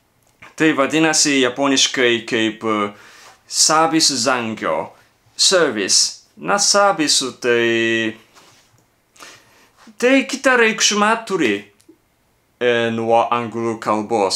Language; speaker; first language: Lithuanian; non-native, fluent; Japanese